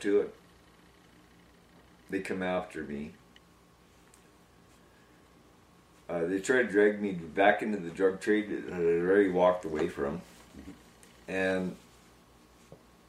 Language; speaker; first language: English; native; English